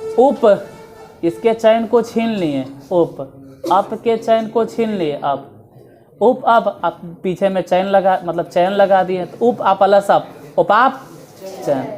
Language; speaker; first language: Hindi; native; Hindi